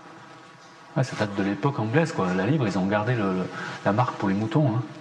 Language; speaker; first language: French; native; French